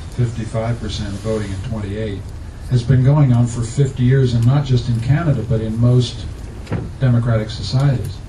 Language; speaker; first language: English; native; English